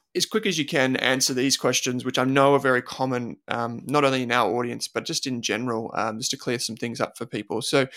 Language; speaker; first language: English; native; English